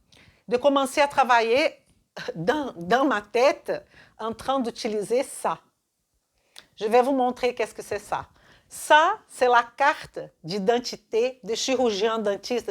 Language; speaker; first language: French; non-native, fluent; Portuguese